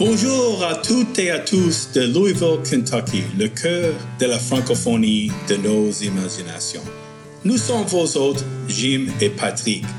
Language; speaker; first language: French; non-native, fluent; English